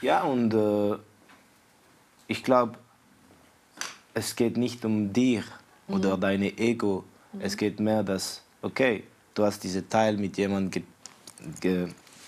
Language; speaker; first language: German; non-native, fluent; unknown